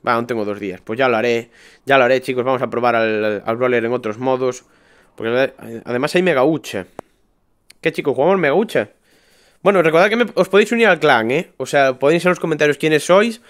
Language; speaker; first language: Spanish; native; Spanish